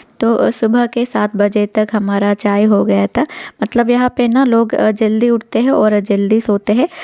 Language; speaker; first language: Hindi; non-native, local second language; Telugu